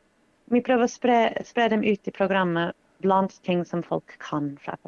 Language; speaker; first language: Norwegian; non-native, fluent; English